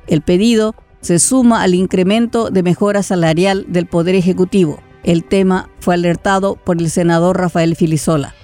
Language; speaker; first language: Spanish; native; Spanish